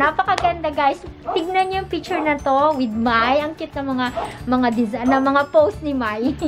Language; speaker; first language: Filipino; native; Filipino